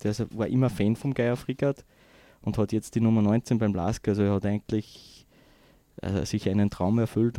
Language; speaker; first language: German; native; German